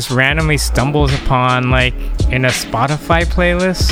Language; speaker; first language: English; native; English